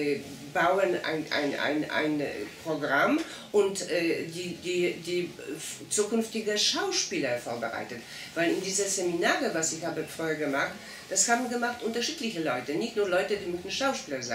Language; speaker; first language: German; non-native, fluent; Polish